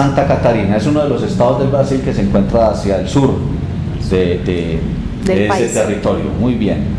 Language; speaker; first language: Spanish; native; Spanish